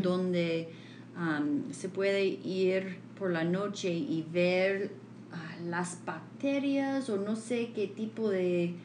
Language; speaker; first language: Spanish; non-native, fluent; English